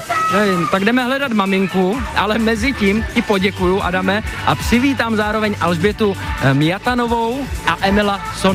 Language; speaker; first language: Czech; native; Czech